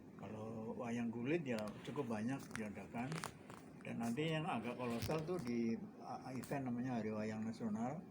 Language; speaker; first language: Indonesian; native; Indonesian